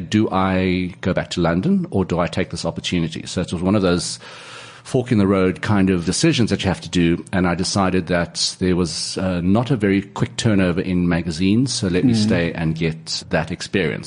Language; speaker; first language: English; native; English